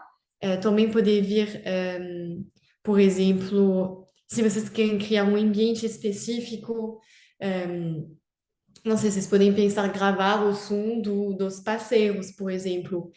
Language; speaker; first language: Portuguese; non-native, fluent; French